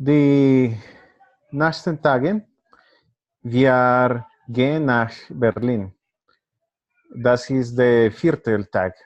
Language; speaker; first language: German; non-native, learner; Spanish